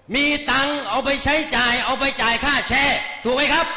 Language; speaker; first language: Thai; native; Thai